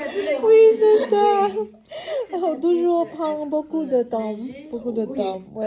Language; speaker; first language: French; non-native, learner; Vietnamese